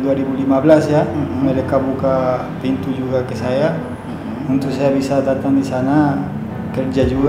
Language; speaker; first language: Indonesian; non-native, fluent; Spanish